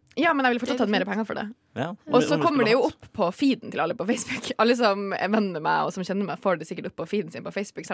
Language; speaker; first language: Norwegian; native; Norwegian